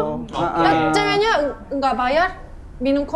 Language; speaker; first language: Indonesian; non-native, learner; Korean